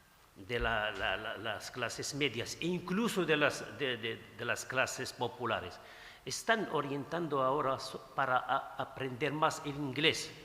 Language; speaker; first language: Spanish; non-native, fluent; Arabic